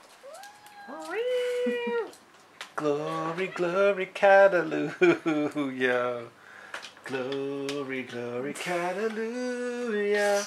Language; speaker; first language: English; native; English